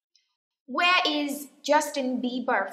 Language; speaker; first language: English; non-native, fluent; Vietnamese